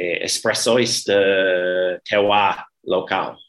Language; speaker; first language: Portuguese; non-native, learner; English